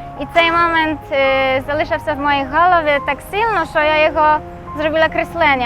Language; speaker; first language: Ukrainian; non-native, learner; Polish